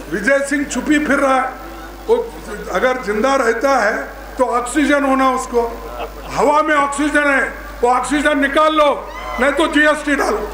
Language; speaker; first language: Hindi; non-native, local second language; Kannada